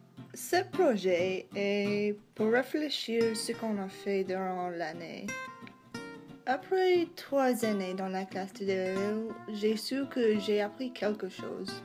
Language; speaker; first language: French; non-native, local second language; English